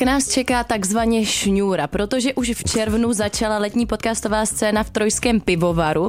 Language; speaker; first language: Czech; native; Czech